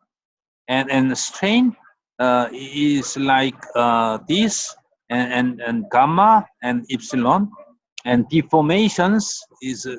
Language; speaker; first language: English; non-native, fluent; Korean